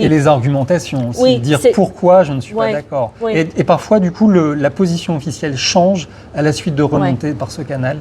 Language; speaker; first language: French; native; French